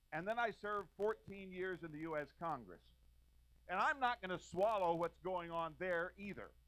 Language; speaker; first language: English; native; English